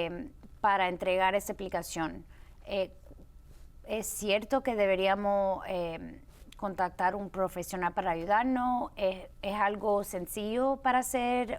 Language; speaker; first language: Spanish; early bilingual, heritage; Spanish